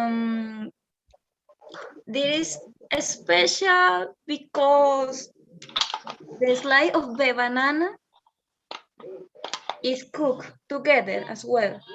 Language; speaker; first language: English; non-native, learner; Spanish